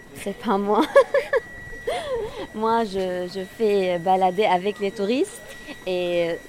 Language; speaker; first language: French; non-native, local second language; Arabic